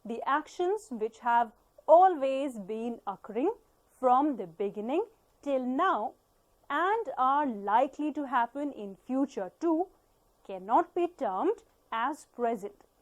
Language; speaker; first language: English; non-native, local second language; Punjabi